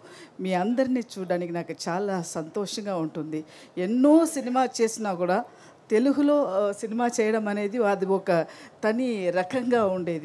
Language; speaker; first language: Telugu; non-native, local second language; Tamil